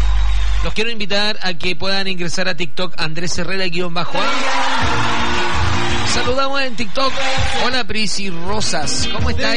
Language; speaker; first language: Spanish; native; Spanish